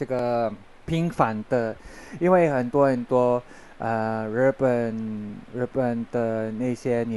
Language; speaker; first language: Chinese; non-native, learner; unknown